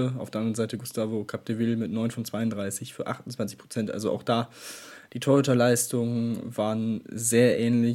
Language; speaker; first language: German; native; German